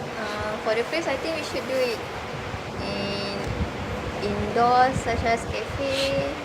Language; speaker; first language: English; non-native, learner; Malay